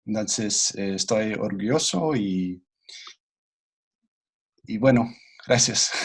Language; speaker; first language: Spanish; non-native, fluent; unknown